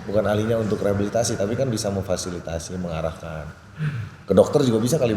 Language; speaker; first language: Indonesian; native; Indonesian